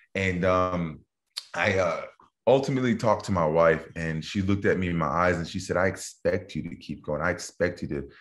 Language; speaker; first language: English; native; English